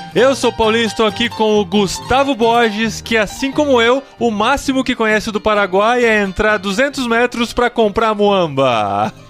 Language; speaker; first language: Portuguese; native; Portuguese